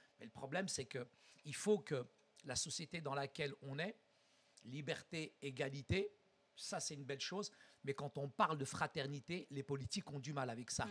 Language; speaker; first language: French; early bilingual, other home language; Arabic